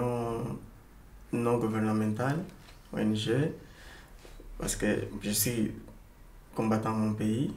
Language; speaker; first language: French; non-native, learner; Portuguese